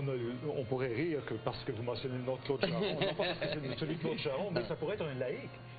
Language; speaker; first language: French; native; French